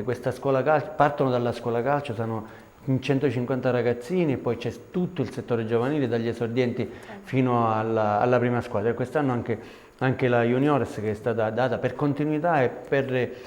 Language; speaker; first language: Italian; native; Italian